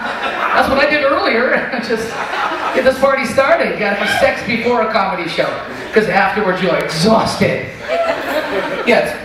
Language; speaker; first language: English; native; English